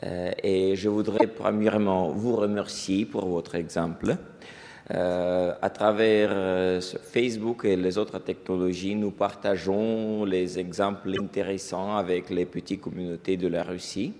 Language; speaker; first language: French; non-native, fluent; Russian